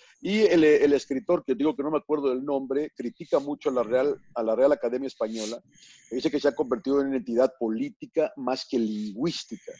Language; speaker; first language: Spanish; native; Spanish